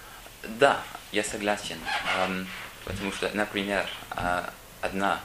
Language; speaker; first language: Russian; non-native, learner; English